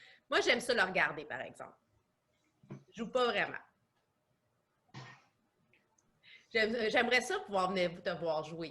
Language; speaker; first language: French; native; French